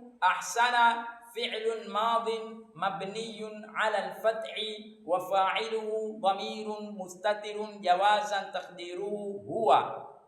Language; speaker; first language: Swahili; native; Swahili